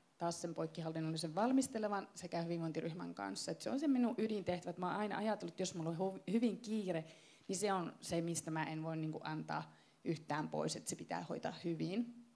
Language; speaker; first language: Finnish; native; Finnish